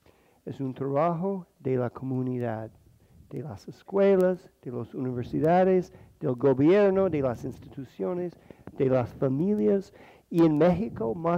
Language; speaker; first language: Spanish; non-native, fluent; English